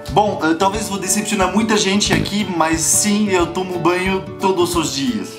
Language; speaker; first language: Portuguese; non-native, fluent; French